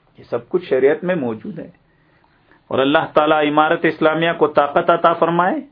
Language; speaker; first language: Urdu; native; Urdu